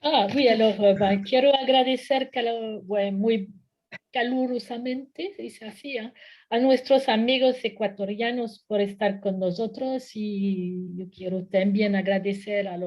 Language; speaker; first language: Spanish; non-native, fluent; French